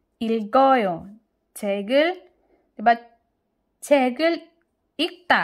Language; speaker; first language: Korean; non-native, fluent; Filipino